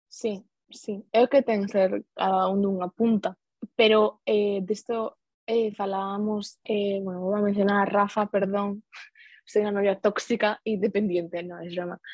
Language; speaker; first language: Galician; non-native, local second language; Spanish